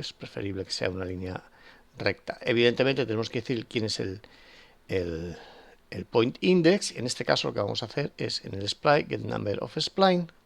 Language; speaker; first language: Spanish; native; Spanish